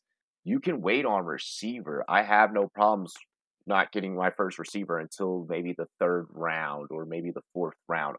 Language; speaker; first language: English; native; English